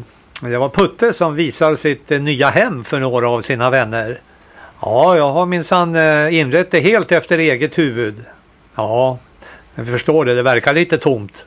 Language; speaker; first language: Swedish; native; Swedish